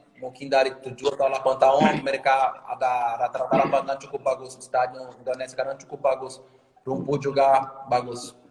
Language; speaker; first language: Indonesian; non-native, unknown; Portuguese